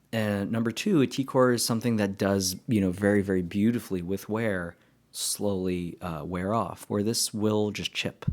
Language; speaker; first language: English; native; English